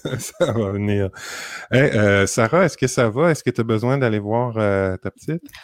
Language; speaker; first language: French; native; French